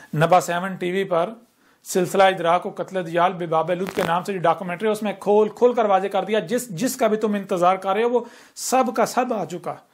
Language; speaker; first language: Urdu; native; Urdu